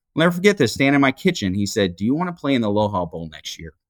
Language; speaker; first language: English; native; English